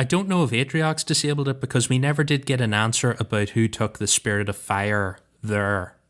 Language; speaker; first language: English; native; English